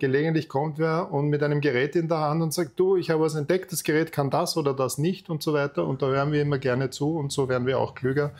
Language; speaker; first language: German; native; German